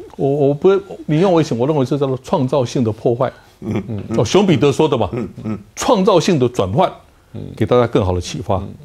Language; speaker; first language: Chinese; native; Chinese